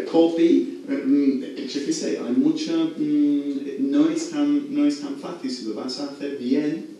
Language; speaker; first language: Spanish; non-native, fluent; English